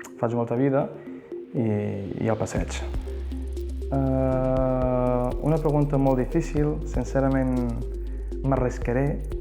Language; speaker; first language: Catalan; early bilingual, other home language; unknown